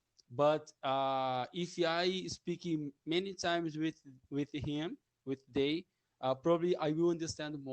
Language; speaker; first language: English; non-native, learner; Portuguese